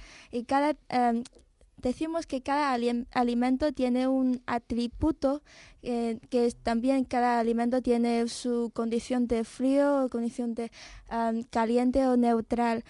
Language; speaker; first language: Spanish; non-native, fluent; Chinese